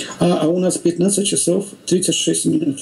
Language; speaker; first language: Russian; non-native, learner; Polish